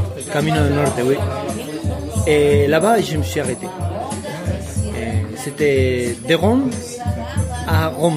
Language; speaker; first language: French; non-native, learner; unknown